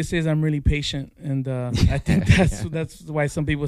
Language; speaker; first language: English; native; English